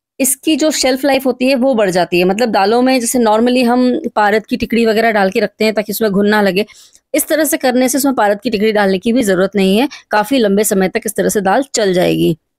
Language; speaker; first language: Hindi; native; Hindi